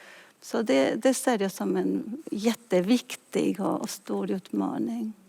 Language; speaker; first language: Swedish; non-native, fluent; Spanish